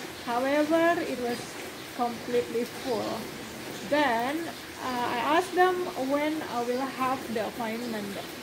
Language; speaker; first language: English; non-native, fluent; Indonesian